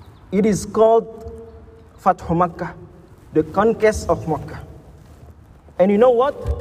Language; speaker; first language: English; non-native, fluent; Indonesian